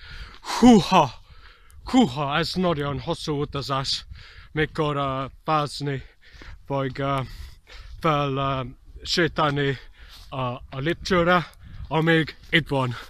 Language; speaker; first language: Hungarian; non-native, learner; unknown